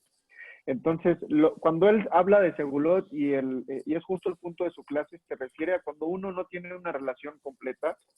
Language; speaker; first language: Spanish; native; Spanish